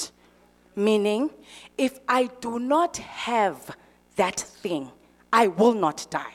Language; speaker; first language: English; non-native, local second language; Xhosa